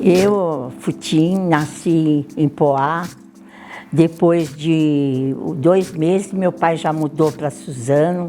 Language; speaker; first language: Portuguese; early bilingual, other home language; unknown